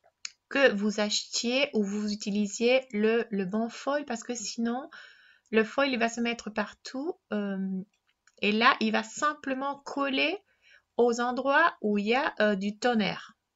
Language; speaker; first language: French; non-native, fluent; Spanish